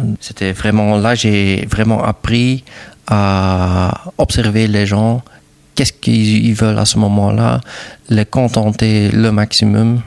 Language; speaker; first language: French; non-native, local second language; Dutch